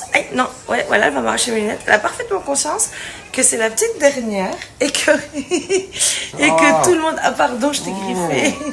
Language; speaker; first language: French; native; French